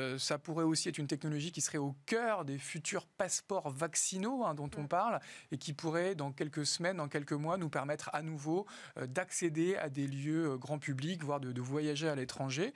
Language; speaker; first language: French; native; French